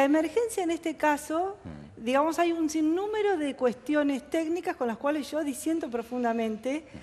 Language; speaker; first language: Spanish; native; Spanish